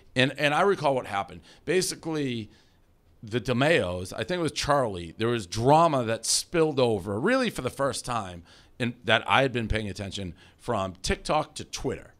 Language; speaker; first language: English; native; English